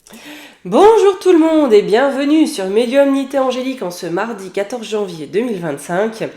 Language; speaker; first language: French; native; French